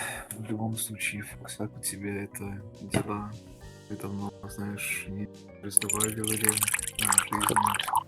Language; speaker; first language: Russian; early bilingual, heritage; Russian